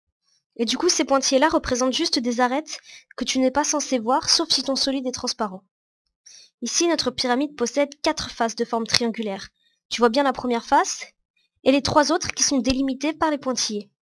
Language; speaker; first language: French; native; French